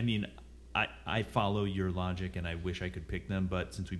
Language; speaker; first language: English; native; English